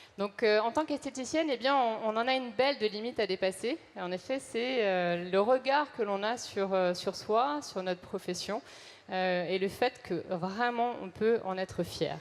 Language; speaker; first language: French; native; French